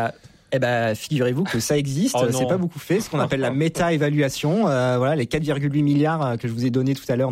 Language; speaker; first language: French; native; French